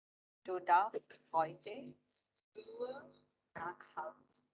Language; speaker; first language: German; non-native, learner; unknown